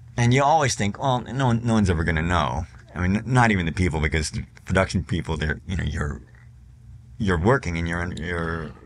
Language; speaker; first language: English; native; English